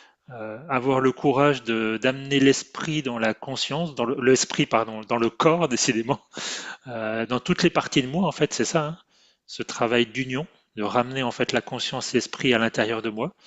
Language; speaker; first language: French; native; French